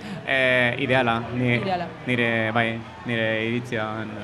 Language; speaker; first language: Basque; non-native, learner; Spanish